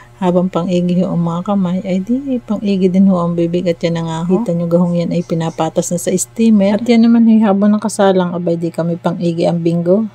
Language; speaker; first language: Filipino; native; Filipino